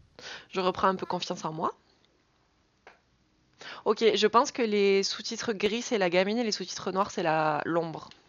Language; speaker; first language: French; native; French